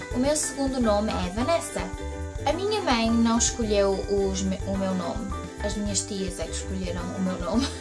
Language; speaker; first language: Portuguese; early bilingual, heritage; Portuguese